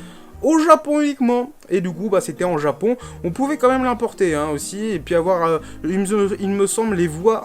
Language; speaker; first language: French; native; French